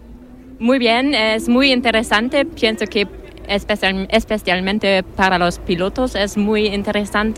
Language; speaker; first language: Spanish; non-native, learner; German